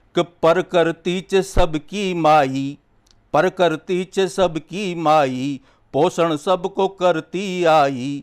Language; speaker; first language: Hindi; native; Hindi